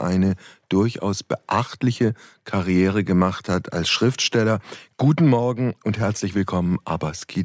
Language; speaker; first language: German; native; German